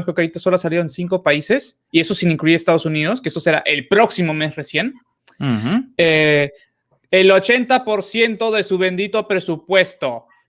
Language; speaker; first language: Spanish; native; Spanish